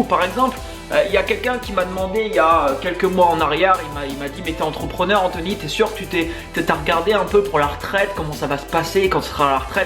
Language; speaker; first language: French; native; French